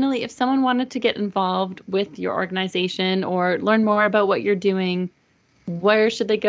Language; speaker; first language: English; native; English